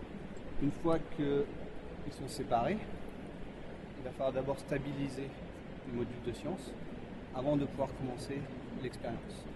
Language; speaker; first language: French; native; French